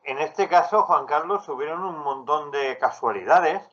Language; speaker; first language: Spanish; native; Spanish